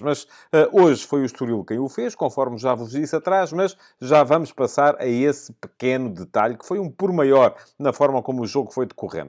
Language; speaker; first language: Portuguese; native; Portuguese